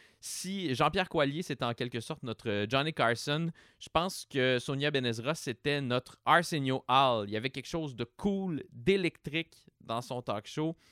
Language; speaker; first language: French; native; French